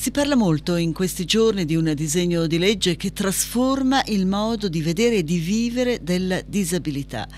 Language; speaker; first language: Italian; native; Italian